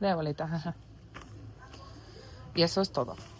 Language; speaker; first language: Spanish; non-native, learner; English